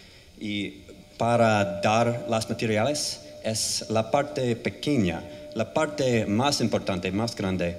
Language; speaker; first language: Spanish; non-native, learner; English